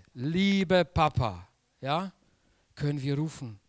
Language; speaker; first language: German; non-native, fluent; Polish